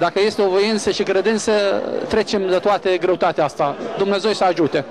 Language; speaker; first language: Romanian; non-native, learner; Arabic